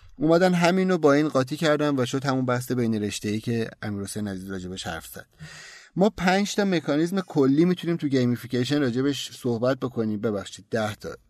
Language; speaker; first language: Persian; native; Persian